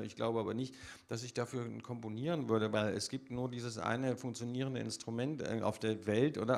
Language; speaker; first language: German; native; German